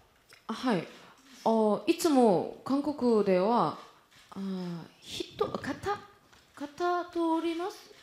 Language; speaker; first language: Japanese; non-native, learner; Korean